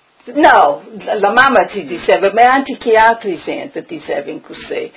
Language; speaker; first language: Italian; early bilingual, heritage; Italian